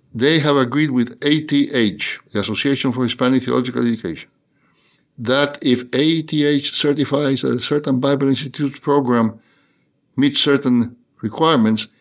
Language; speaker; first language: English; non-native, fluent; Spanish